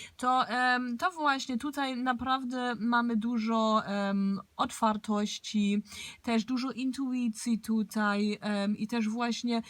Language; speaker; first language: Polish; early bilingual, heritage; Polish